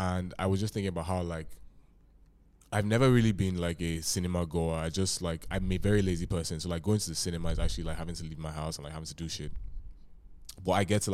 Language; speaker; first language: English; non-native, local second language; Yoruba